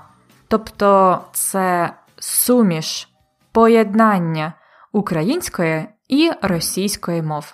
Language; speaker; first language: Ukrainian; native; Ukrainian